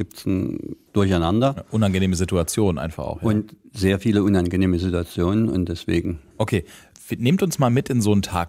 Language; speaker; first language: German; native; German